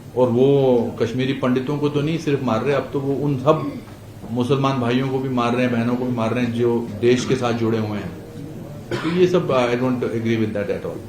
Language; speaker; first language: Hindi; native; Hindi